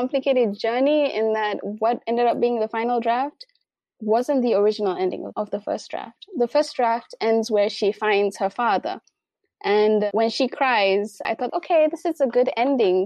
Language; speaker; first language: English; non-native, local second language; Swahili